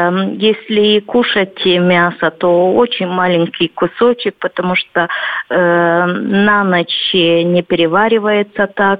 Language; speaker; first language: Russian; non-native, local second language; Romanian